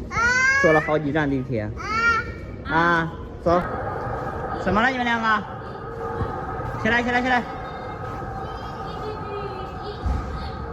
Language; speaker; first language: Chinese; native; Chinese